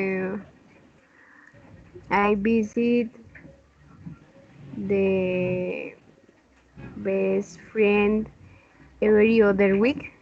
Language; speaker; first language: English; non-native, learner; Spanish